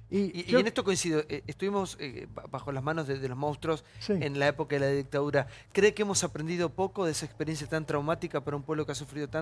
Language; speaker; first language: Spanish; native; Spanish